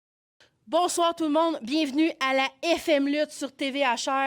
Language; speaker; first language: French; native; French